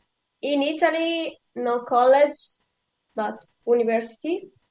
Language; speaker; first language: English; non-native, learner; Italian